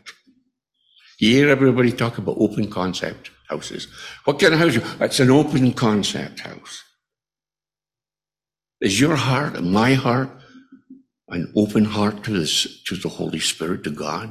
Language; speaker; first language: English; native; English